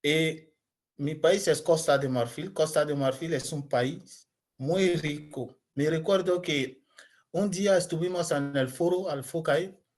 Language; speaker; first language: Spanish; non-native, learner; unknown